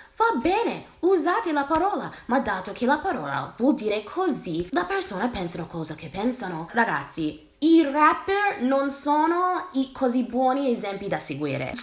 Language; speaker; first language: Italian; non-native, fluent; English